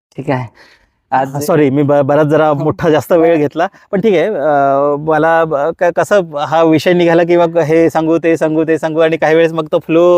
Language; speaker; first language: Marathi; non-native, local second language; Kukna